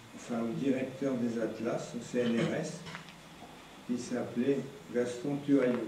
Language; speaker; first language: French; native; French